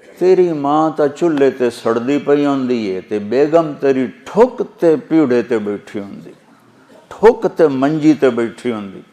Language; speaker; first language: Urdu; non-native, local second language; Punjabi